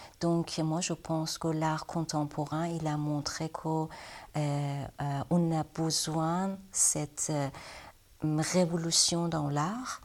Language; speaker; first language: French; non-native, learner; Persian